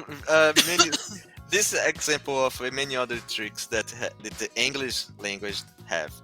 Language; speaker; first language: English; non-native, learner; Portuguese